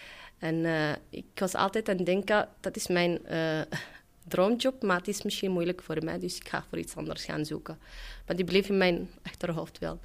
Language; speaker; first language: Dutch; non-native, fluent; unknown